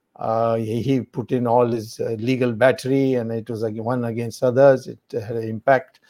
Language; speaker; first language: English; non-native, local second language; Tamil